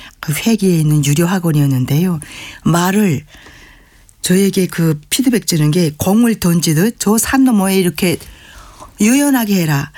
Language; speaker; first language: Korean; native; Korean